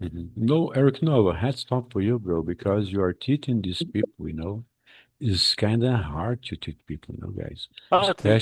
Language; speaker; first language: English; non-native, fluent; Portuguese